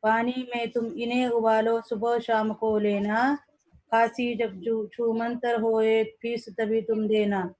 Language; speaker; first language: Hindi; non-native, local second language; Marathi